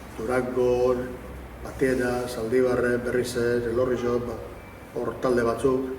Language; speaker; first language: Basque; native; Basque